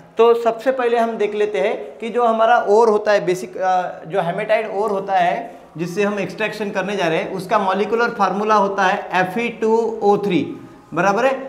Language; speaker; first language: Hindi; non-native, local second language; Marathi